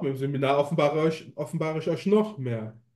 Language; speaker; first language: German; native; German